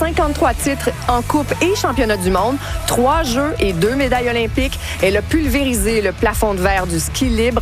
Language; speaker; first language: French; native; French